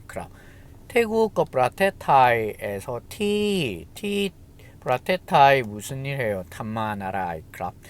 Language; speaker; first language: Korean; non-native, fluent; Thai